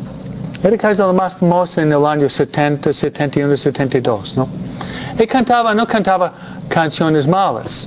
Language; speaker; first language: Spanish; non-native, fluent; English